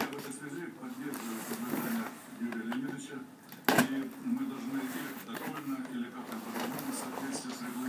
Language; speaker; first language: Russian; native; Russian